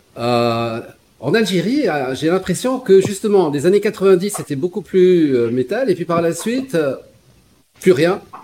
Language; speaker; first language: French; non-native, local second language; Arabic